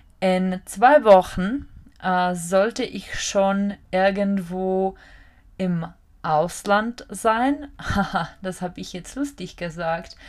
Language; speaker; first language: German; non-native, fluent; Czech